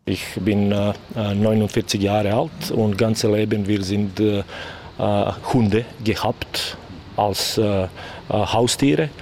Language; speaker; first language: German; non-native, learner; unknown